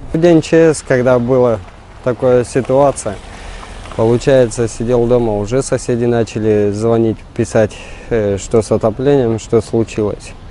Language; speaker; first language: Russian; native; Russian